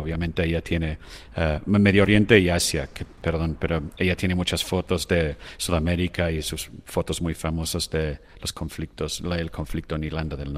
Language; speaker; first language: Spanish; non-native, fluent; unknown